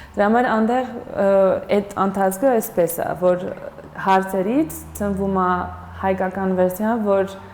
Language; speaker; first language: Armenian; non-native, fluent; Spanish